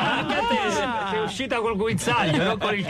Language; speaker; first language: Italian; native; Italian